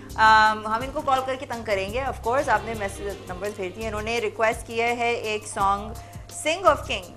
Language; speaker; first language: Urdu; native; Urdu